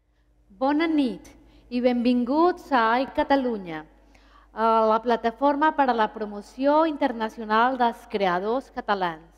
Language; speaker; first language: Catalan; non-native, fluent; Spanish